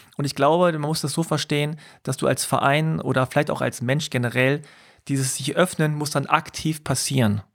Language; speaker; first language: German; early bilingual, other home language; Korean